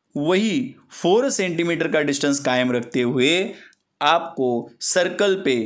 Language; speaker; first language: Hindi; non-native, local second language; Marathi